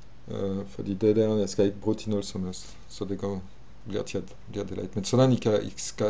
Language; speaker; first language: Danish; non-native, fluent; French